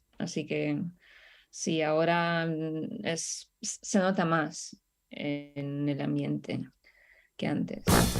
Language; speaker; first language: Spanish; non-native, fluent; Russian